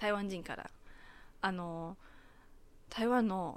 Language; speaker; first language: Japanese; non-native, fluent; Chinese